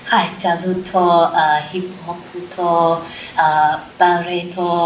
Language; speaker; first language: Japanese; non-native, learner; English